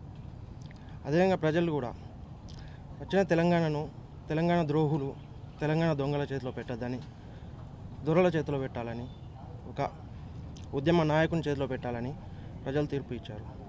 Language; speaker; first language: Telugu; native; Telugu